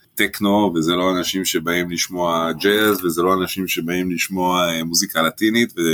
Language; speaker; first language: Hebrew; early bilingual, other home language; French